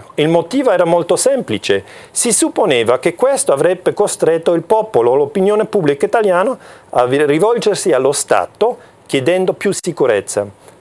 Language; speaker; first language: Italian; non-native, local second language; German